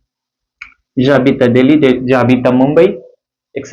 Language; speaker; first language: French; non-native, fluent; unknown